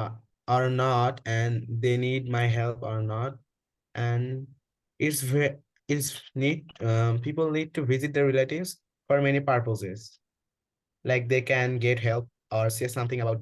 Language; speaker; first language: English; non-native, learner; Bangla